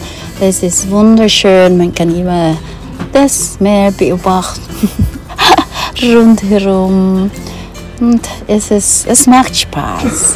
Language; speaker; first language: German; non-native, fluent; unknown